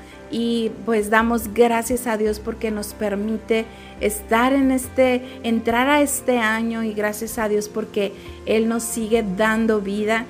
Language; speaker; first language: Spanish; native; Spanish